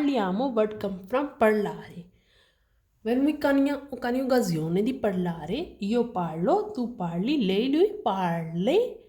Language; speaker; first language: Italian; non-native, learner; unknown